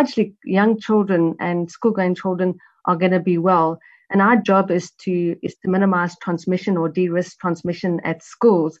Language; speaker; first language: English; native; English